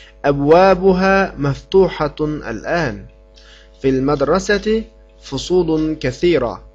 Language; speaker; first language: Arabic; non-native, fluent; Uyghur